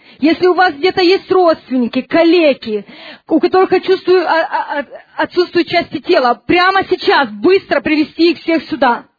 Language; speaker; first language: Russian; early bilingual, heritage; Russian